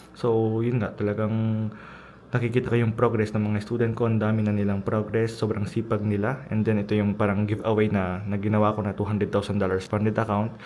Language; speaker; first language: Filipino; early bilingual, heritage; Filipino